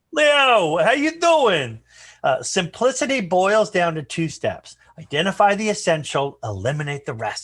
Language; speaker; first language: English; native; English